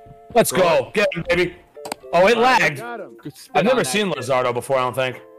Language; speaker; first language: English; native; English